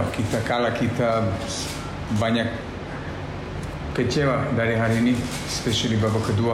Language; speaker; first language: Indonesian; non-native, learner; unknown